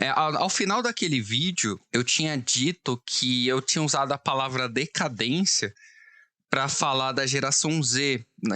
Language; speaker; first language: Portuguese; native; Portuguese